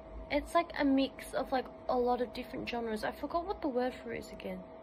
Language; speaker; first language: English; native; English